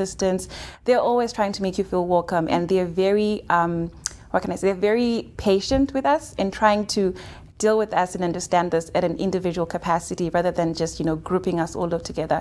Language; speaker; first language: English; non-native, local second language; Shona